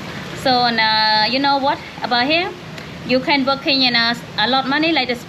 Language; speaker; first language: English; non-native, learner; Khmer